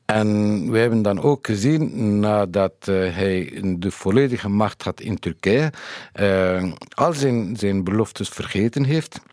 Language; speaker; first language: Dutch; non-native, fluent; Kurdish